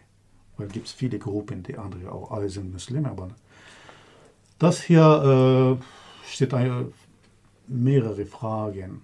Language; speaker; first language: German; non-native, learner; Kurdish